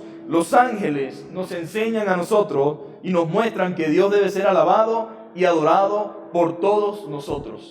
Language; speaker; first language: Spanish; native; Spanish